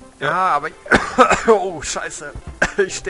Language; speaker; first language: German; native; German